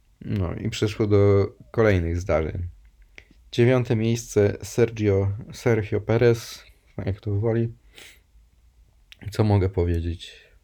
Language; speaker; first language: Polish; native; Polish